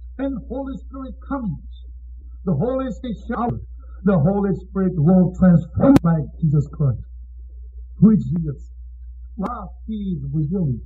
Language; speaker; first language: English; non-native, fluent; Korean